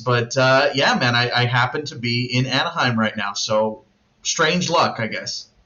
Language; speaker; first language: English; native; English